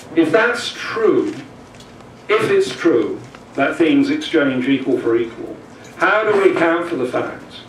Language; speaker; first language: English; native; English